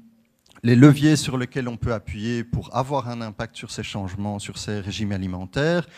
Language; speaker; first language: French; native; French